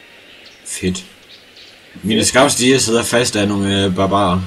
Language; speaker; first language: Danish; native; Danish